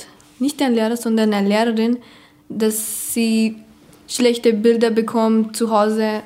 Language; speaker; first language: German; non-native, learner; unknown